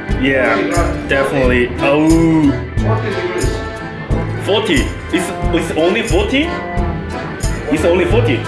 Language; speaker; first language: English; non-native, learner; Korean